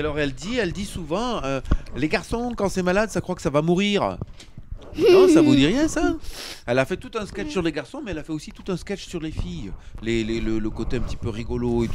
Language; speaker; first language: French; native; French